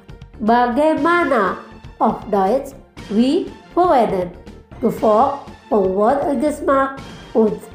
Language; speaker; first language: German; non-native, fluent; Indonesian